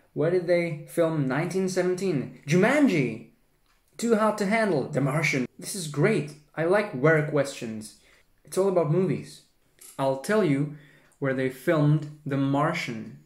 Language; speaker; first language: English; non-native, fluent; Czech